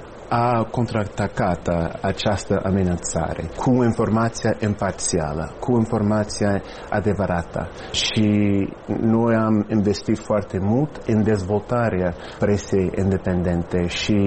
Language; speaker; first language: Romanian; non-native, fluent; English